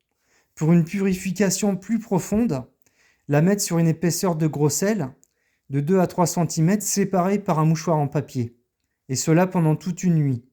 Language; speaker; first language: French; native; French